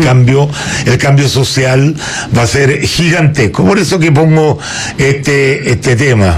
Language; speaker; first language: Spanish; native; Spanish